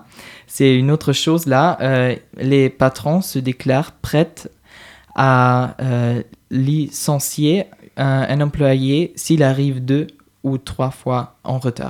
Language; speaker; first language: French; non-native, fluent; German